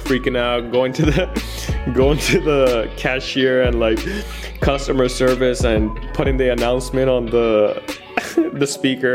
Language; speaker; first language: English; native; English